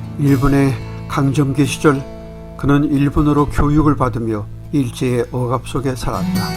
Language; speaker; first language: Korean; native; Korean